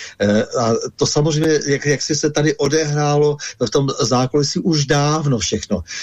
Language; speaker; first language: Czech; native; Czech